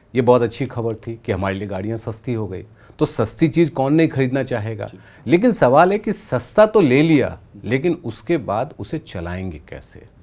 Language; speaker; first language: Hindi; native; Hindi